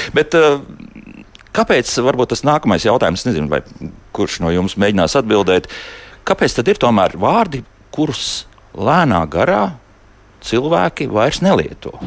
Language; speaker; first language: Latvian; native; Latvian